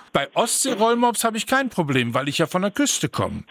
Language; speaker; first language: German; native; German